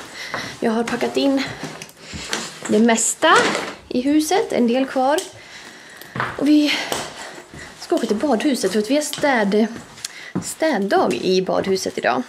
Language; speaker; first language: Swedish; native; Swedish